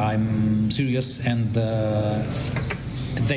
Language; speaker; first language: English; non-native, learner; Arabic